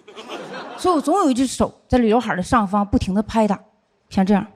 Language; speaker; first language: Chinese; native; Chinese